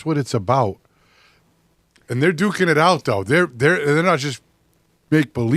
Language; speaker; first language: English; native; English